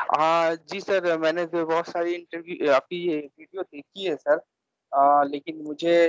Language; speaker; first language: Hindi; native; Hindi